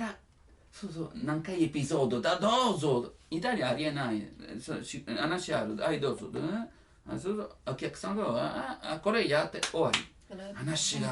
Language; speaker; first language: Japanese; non-native, learner; Italian